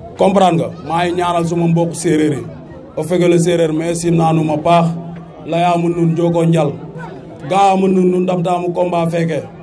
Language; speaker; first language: Wolof; non-native, local second language; Jola-Fonyi